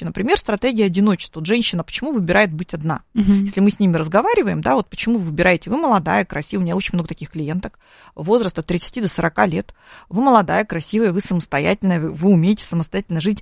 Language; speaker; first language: Russian; native; Russian